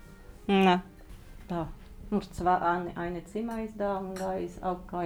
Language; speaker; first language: German; non-native, learner; Slovak